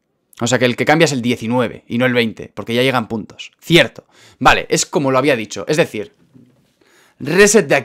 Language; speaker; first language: Spanish; native; Spanish